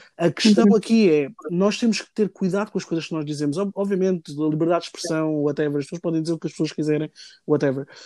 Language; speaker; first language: Portuguese; native; Portuguese